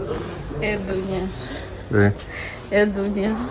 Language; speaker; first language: Arabic; non-native, learner; Russian